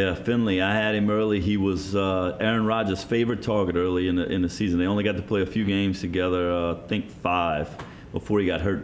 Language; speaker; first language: English; native; English